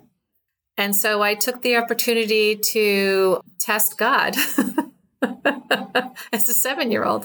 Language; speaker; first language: English; native; English